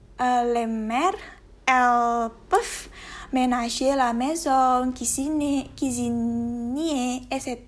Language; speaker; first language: French; non-native, learner; Indonesian